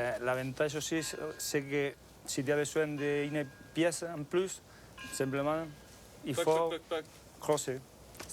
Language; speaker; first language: French; non-native, fluent; Spanish